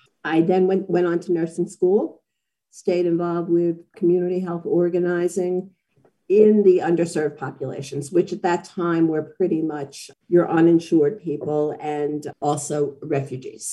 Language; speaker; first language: English; native; English